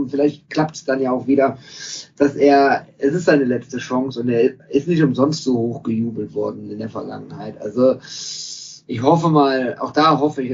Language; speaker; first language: German; native; German